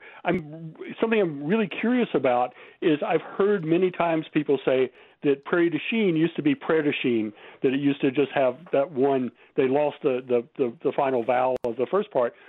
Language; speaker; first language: English; native; English